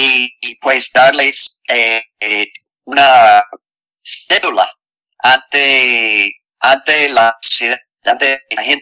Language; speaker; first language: Spanish; non-native, fluent; English